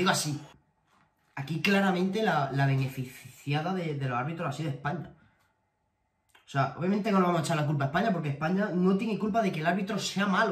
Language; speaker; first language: Spanish; native; Spanish